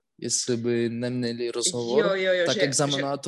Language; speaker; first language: Czech; non-native, learner; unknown